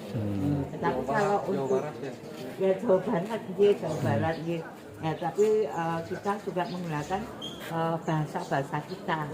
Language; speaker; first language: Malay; non-native, local second language; Javanese